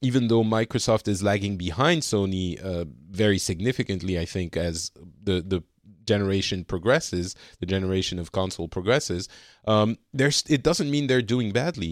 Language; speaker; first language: English; non-native, fluent; French